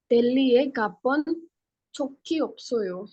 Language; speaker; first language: Korean; non-native, learner; Hindi